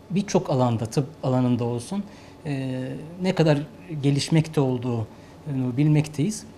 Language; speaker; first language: Turkish; non-native, fluent; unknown